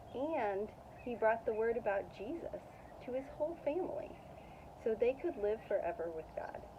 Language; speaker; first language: English; native; English